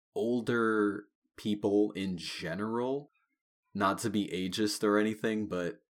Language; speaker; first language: English; native; English